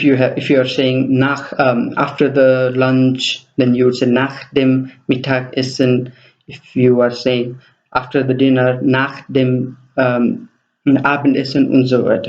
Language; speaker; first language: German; non-native, fluent; Nepali